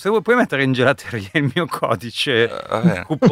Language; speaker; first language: Italian; native; Italian